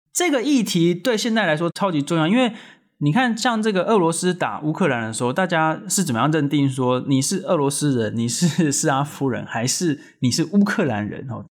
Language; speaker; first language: Chinese; native; Chinese